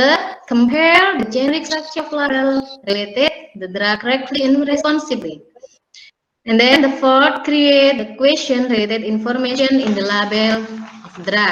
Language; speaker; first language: English; non-native, learner; Indonesian